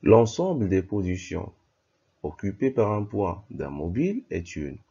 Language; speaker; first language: French; non-native, local second language; Arabic